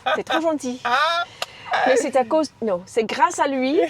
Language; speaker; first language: French; non-native, fluent; English